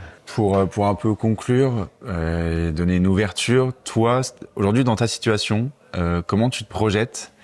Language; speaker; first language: French; native; French